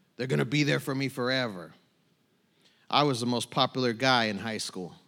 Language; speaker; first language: English; native; English